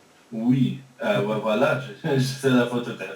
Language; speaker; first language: French; early bilingual, heritage; French